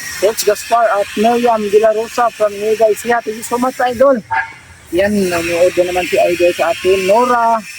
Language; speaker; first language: Filipino; non-native, local second language; Cebuano